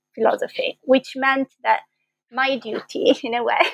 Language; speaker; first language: English; non-native, fluent; Italian